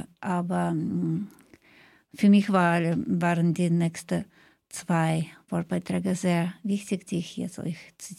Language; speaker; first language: German; non-native, fluent; Ukrainian